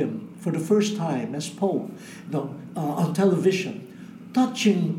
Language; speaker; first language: English; non-native, local second language; Filipino